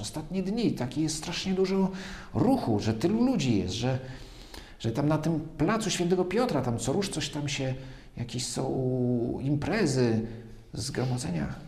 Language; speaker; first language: Polish; native; Polish